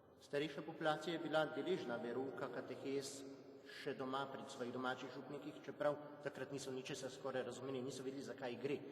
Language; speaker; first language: Slovenian; non-native, fluent; Czech